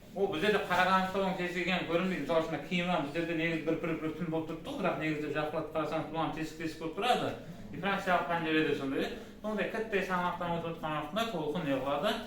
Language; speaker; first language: Uzbek; non-native, local second language; Kara-Kalpak